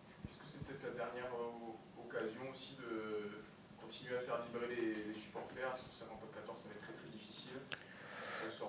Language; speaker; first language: French; native; French